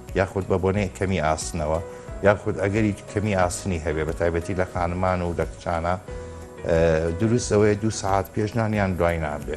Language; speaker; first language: Central Kurdish; native; Central Kurdish